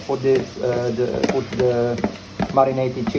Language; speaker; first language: English; non-native, fluent; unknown